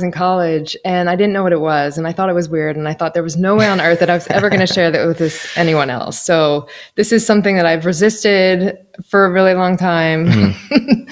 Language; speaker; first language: English; native; English